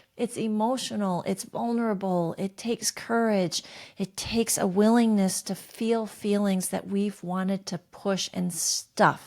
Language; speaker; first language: English; native; English